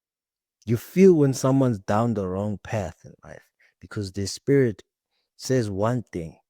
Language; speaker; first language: English; native; English